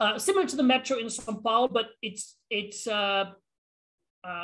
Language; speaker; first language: English; native; English